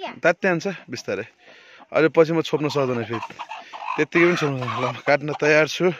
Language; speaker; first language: Nepali; native; Nepali